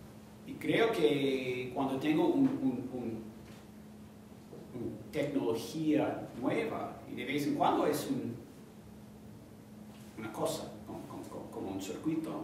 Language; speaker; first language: Spanish; non-native, fluent; English